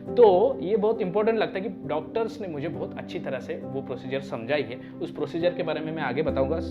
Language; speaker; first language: Hindi; non-native, local second language; Marathi